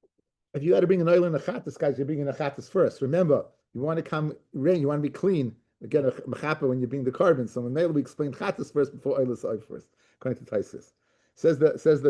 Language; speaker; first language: English; native; English